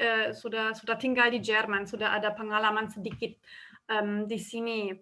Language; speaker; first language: Indonesian; non-native, fluent; German